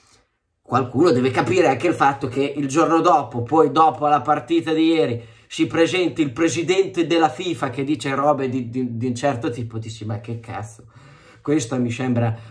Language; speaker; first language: Italian; native; Italian